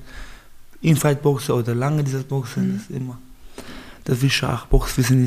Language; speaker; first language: German; non-native, learner; Baluchi